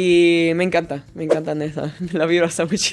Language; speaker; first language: Spanish; non-native, fluent; German